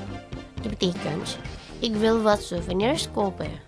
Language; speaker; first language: Dutch; non-native, learner; Indonesian